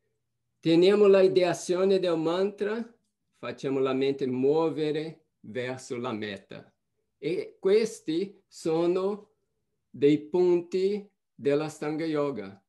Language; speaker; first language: Italian; non-native, fluent; Portuguese